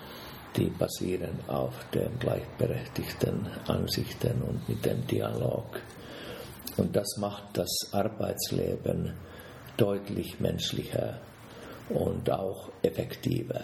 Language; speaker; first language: German; non-native, fluent; Finnish